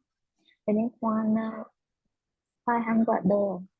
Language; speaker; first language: English; non-native, learner; Vietnamese